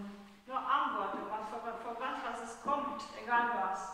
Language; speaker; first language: German; non-native, fluent; Spanish